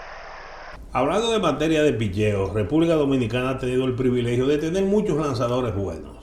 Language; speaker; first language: Spanish; native; Spanish